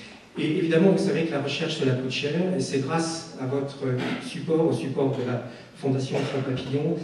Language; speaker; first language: French; native; French